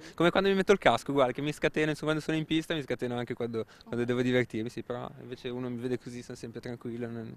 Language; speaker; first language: Italian; native; Italian